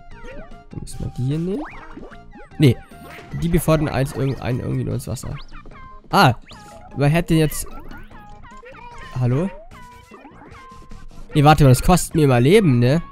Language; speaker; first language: German; native; German